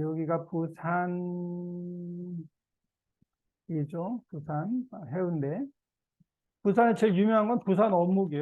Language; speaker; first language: Korean; non-native, fluent; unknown